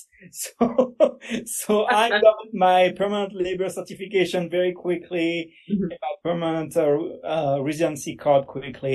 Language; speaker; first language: English; non-native, fluent; French